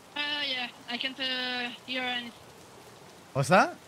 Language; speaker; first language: English; non-native, learner; Italian